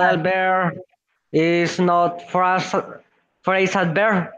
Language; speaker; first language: English; non-native, learner; Spanish